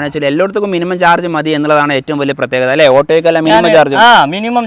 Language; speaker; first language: Malayalam; native; Malayalam